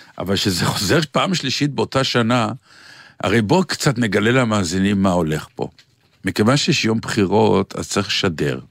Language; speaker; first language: Hebrew; native; Hebrew